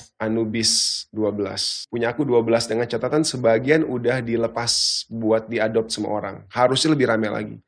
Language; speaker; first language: Indonesian; early bilingual, heritage; Indonesian